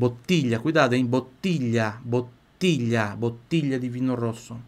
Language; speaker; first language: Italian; non-native, fluent; Portuguese